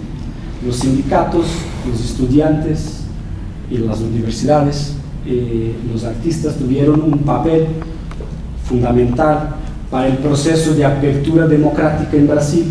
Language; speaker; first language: Spanish; non-native, fluent; Portuguese